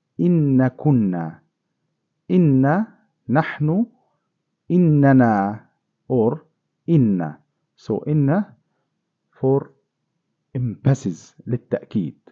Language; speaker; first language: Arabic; non-native, fluent; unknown